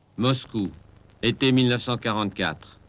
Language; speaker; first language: French; native; French